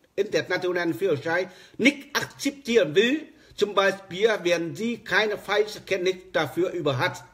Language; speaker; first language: German; non-native, learner; Vietnamese